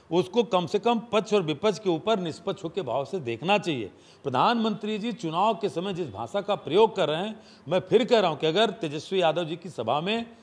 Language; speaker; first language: Hindi; native; Hindi